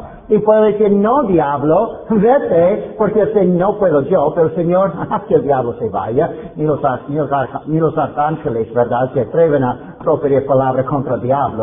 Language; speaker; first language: Spanish; non-native, fluent; English